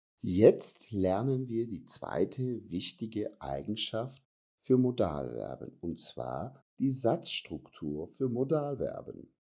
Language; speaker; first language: German; non-native, fluent; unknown